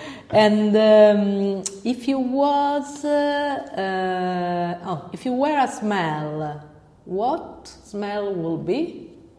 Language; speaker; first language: English; non-native, learner; Italian